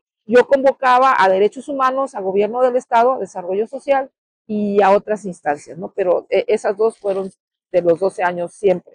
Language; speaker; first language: Spanish; native; Spanish